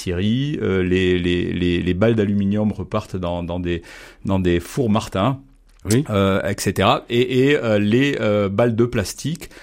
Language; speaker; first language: French; native; French